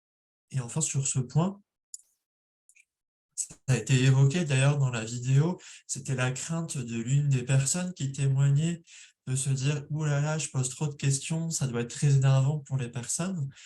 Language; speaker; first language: French; native; French